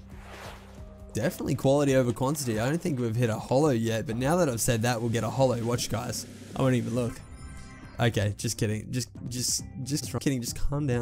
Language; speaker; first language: English; native; English